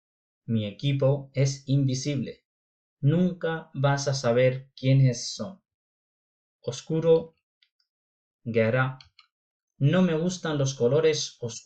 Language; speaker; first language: Spanish; non-native, fluent; Urdu